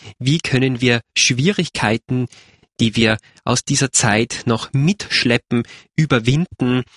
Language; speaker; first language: German; native; German